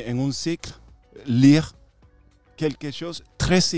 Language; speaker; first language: French; non-native, fluent; Spanish